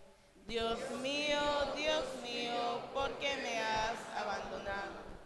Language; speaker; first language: Spanish; native; Spanish